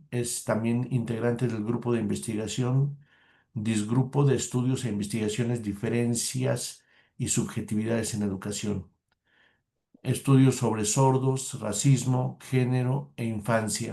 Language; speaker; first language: Spanish; native; Spanish